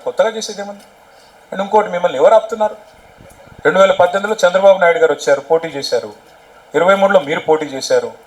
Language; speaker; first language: Telugu; native; Telugu